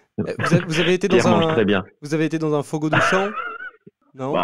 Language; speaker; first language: French; native; French